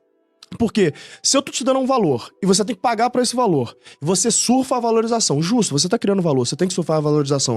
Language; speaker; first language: Portuguese; native; Portuguese